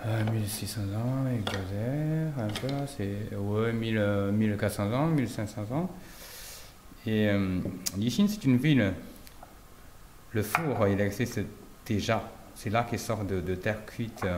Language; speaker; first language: French; non-native, fluent; Chinese